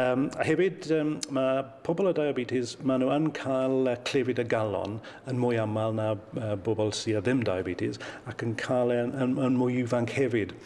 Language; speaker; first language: Welsh; native; Welsh